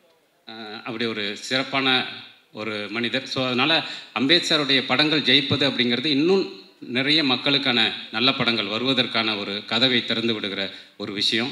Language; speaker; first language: Tamil; native; Tamil